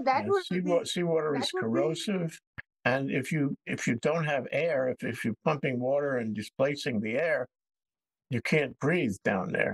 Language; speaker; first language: English; native; English